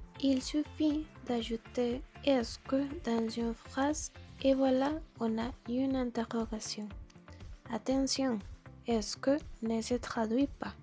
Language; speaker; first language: French; non-native, learner; Spanish